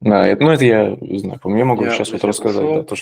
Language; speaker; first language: Russian; native; Russian